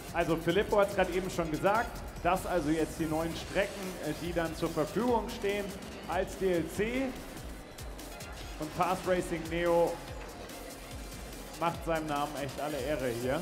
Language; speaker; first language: German; native; German